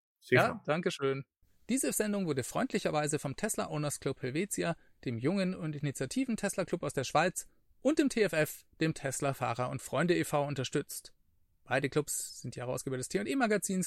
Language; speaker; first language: German; native; German